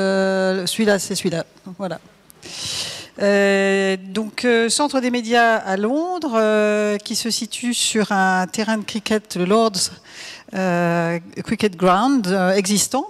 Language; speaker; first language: French; native; French